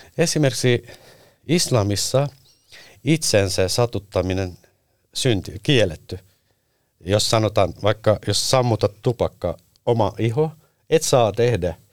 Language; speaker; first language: Finnish; non-native, fluent; Turkish